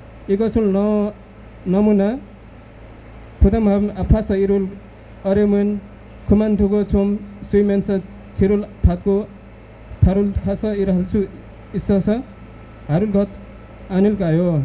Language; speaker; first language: Korean; non-native, learner; Nepali